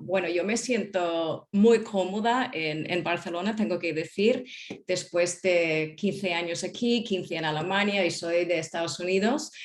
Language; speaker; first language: Spanish; non-native, fluent; English